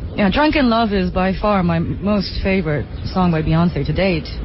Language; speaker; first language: English; early bilingual, other home language; Japanese